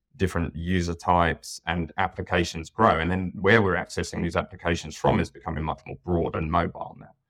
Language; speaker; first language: English; native; English